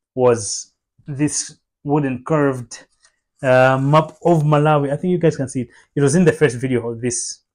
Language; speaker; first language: English; non-native, local second language; Nyanja